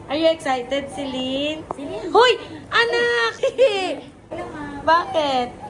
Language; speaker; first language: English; non-native, local second language; Filipino